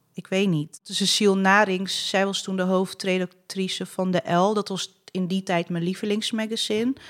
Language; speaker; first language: Dutch; early bilingual, other home language; Arabic